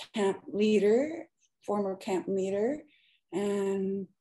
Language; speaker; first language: English; native; English